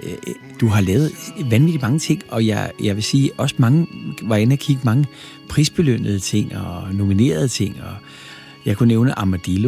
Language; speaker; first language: Danish; native; Danish